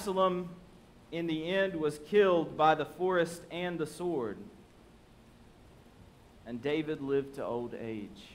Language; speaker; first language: English; native; English